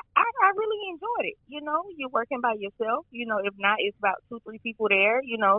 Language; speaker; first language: English; native; English